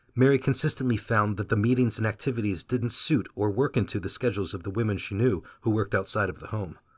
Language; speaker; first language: English; early bilingual, other home language; Vietnamese